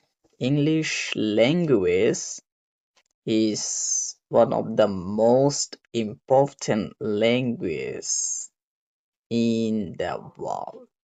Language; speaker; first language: English; non-native, learner; Bangla